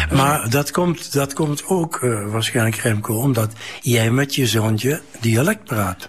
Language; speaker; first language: Dutch; native; Dutch